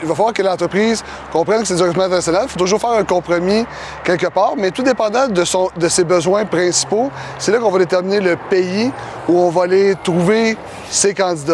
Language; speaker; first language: French; native; French